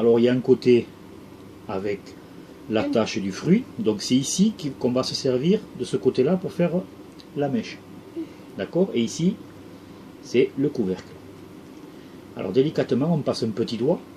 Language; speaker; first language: French; native; French